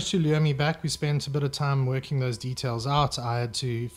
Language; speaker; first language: English; native; English